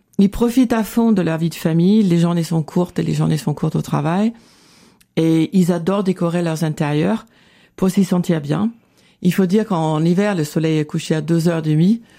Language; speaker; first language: French; non-native, fluent; Danish